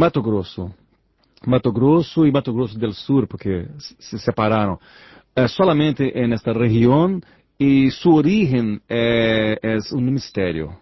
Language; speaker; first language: Spanish; non-native, learner; Portuguese